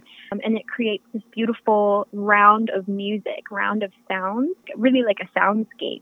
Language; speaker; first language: English; native; English